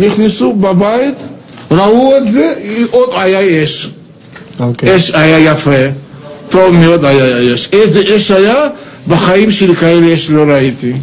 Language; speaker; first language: Hebrew; non-native, learner; Russian